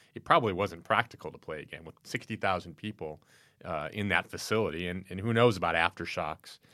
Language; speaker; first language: English; native; English